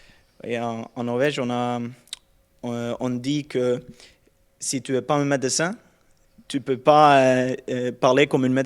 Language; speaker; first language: French; non-native, learner; Norwegian